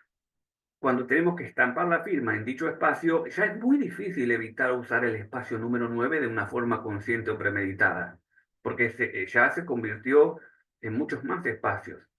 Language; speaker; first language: Spanish; native; Spanish